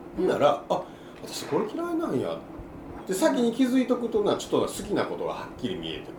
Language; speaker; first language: Japanese; native; Japanese